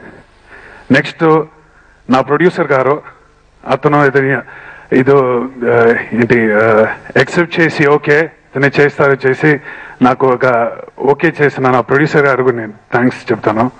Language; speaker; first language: Telugu; non-native, learner; Malayalam